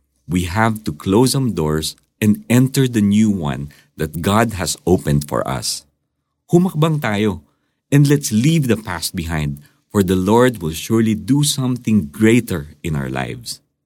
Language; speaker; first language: English; non-native, local second language; Filipino